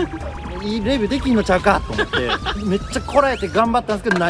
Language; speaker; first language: Japanese; native; Japanese